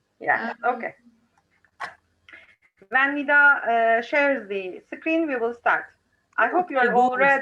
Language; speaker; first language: English; non-native, fluent; Turkish